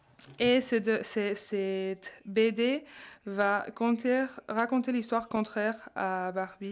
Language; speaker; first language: French; non-native, fluent; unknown